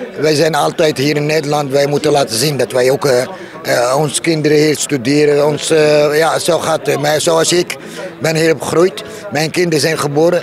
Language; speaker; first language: Dutch; early bilingual, other home language; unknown